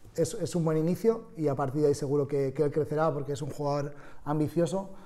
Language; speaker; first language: Spanish; native; Spanish